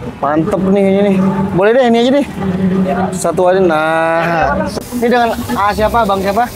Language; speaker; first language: Indonesian; native; Indonesian